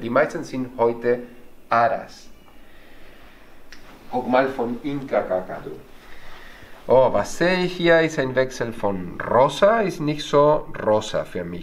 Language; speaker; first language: German; non-native, fluent; Spanish